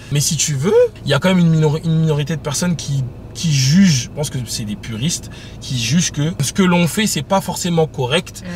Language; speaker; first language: French; native; French